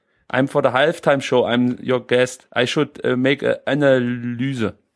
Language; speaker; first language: English; non-native, learner; German